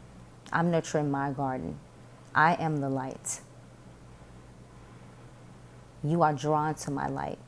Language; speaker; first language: English; native; English